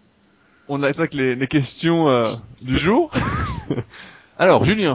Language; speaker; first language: French; native; French